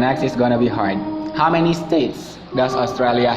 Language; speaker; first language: English; non-native, fluent; Indonesian